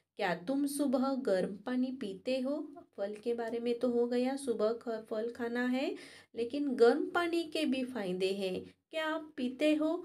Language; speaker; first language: Hindi; non-native, local second language; Marathi